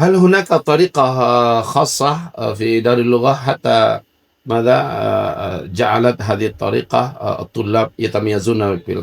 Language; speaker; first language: Arabic; non-native, fluent; Indonesian